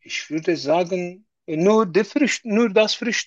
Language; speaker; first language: German; non-native, learner; Turkish